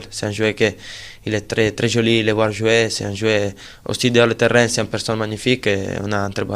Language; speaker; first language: French; non-native, fluent; Italian